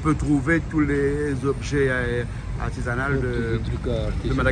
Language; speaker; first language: French; native; French